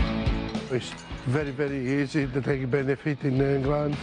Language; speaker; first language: English; non-native, learner; Romanian